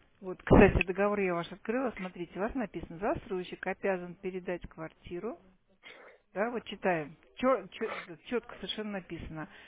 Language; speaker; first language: Russian; native; Russian